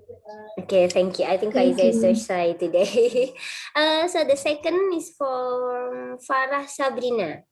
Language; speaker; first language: English; non-native, fluent; Indonesian